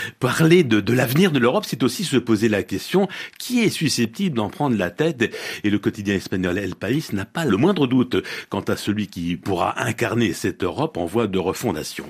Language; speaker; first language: French; native; French